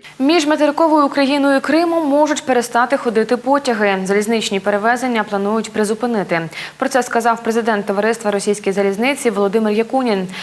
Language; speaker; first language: Ukrainian; native; Ukrainian